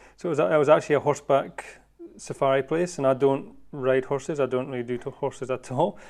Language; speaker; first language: English; native; English